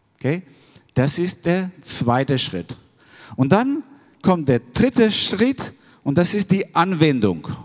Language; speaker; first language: German; non-native, fluent; Albanian